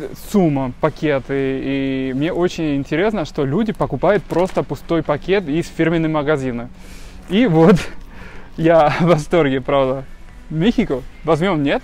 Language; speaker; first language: Russian; non-native, fluent; Spanish